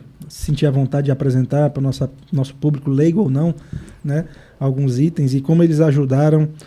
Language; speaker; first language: Portuguese; native; Portuguese